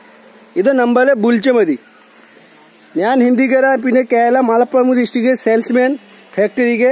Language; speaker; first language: Malayalam; non-native, learner; Hindi